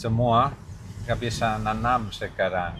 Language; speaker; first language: Indonesian; non-native, learner; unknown